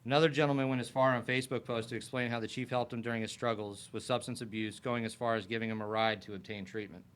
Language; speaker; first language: English; native; English